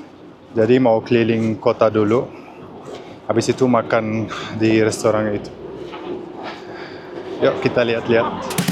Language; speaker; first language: Indonesian; non-native, fluent; Arabic